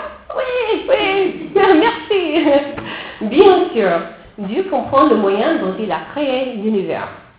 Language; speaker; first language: French; non-native, fluent; English